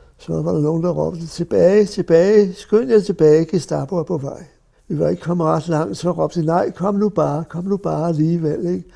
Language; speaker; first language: Danish; native; Danish